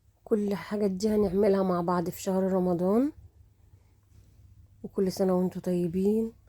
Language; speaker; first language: Arabic; native; Arabic